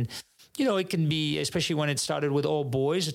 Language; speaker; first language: English; non-native, fluent; French